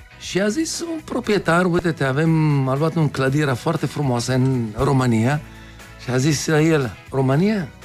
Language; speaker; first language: Romanian; non-native, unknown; Hebrew